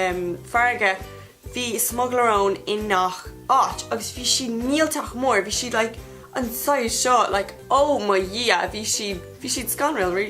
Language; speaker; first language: Irish; non-native, local second language; English